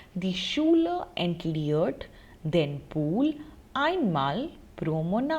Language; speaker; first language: German; non-native, fluent; Hindi